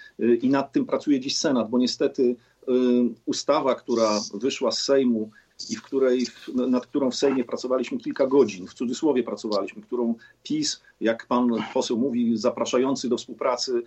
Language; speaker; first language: Polish; native; Polish